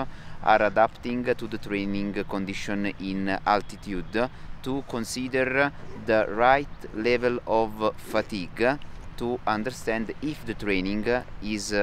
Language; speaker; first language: English; non-native, fluent; Italian